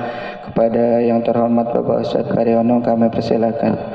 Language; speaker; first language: Indonesian; native; Indonesian